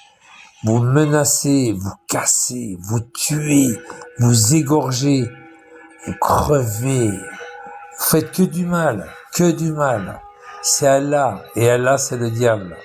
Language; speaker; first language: French; native; French